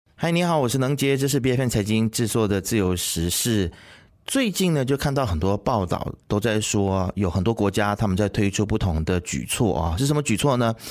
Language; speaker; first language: Chinese; native; Chinese